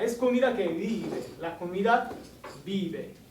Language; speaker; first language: Spanish; non-native, fluent; English